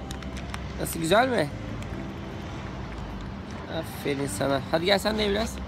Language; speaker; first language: Turkish; native; Turkish